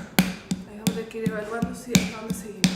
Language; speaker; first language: Spanish; native; Spanish